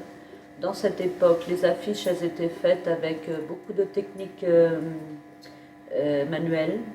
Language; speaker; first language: French; non-native, fluent; Portuguese